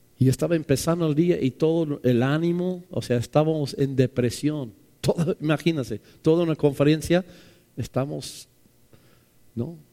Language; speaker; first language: Spanish; non-native, fluent; English